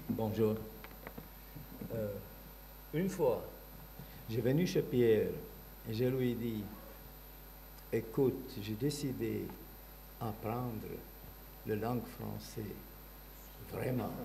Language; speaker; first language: French; non-native, learner; Bulgarian